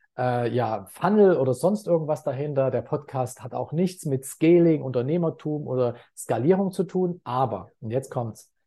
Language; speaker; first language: German; native; German